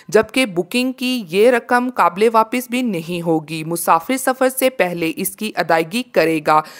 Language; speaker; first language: Urdu; native; Urdu